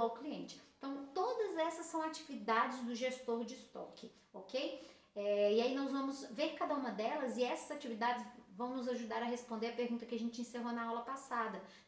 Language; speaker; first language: Portuguese; native; Portuguese